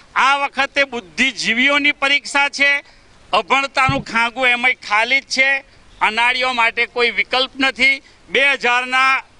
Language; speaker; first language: Gujarati; native; Gujarati